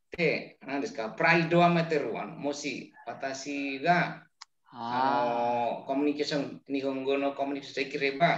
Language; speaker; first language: Japanese; non-native, learner; Indonesian